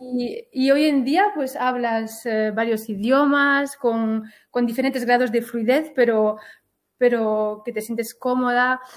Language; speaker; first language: Spanish; early bilingual, heritage; Galician